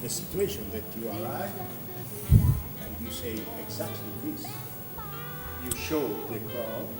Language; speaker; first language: English; non-native, learner; Italian